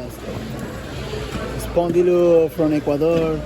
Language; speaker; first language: English; non-native, learner; Spanish